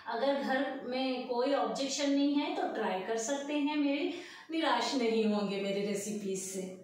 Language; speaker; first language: Hindi; non-native, local second language; Urdu